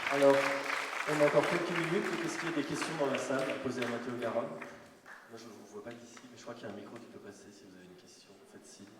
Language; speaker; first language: French; native; French